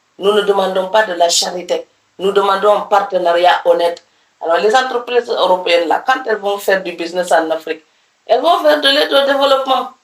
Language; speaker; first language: French; non-native, local second language; Serer